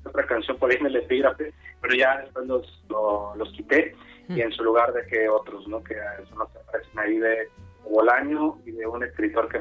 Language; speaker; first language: Spanish; native; Spanish